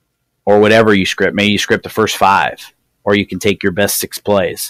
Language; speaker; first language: English; native; English